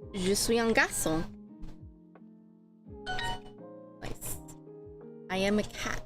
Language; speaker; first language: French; non-native, learner; English